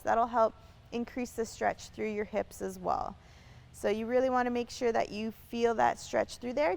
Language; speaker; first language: English; native; English